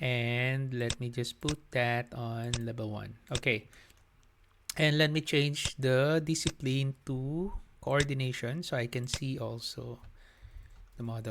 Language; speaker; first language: English; non-native, local second language; Filipino